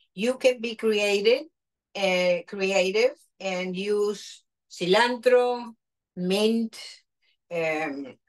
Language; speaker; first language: English; non-native, fluent; Spanish